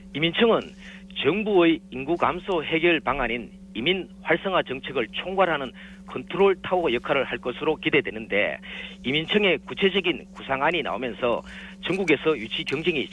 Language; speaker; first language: Korean; native; Korean